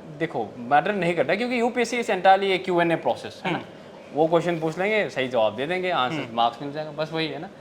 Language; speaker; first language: Hindi; non-native, local second language; Manipuri